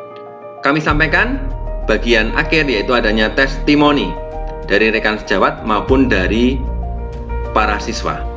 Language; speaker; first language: Indonesian; native; Indonesian